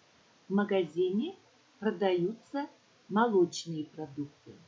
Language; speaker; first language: Russian; non-native, local second language; Kyrgyz